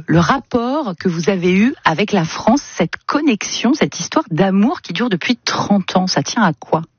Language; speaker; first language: French; native; French